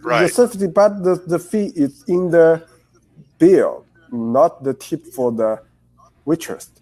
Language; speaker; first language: English; non-native, learner; Chinese